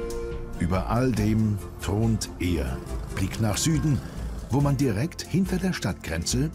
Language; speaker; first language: German; native; German